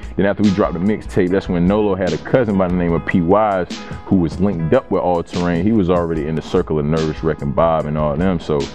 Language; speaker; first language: English; native; English